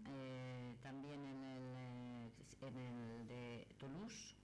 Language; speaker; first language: Spanish; native; Spanish